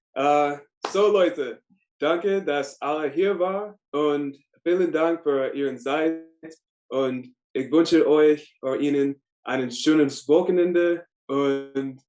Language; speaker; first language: German; non-native, learner; English